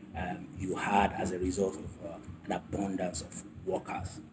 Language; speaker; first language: English; non-native, local second language; Yoruba